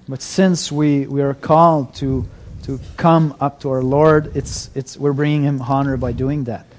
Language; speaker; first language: English; non-native, fluent; French